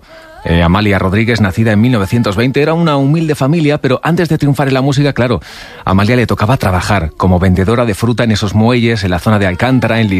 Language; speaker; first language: Spanish; native; Spanish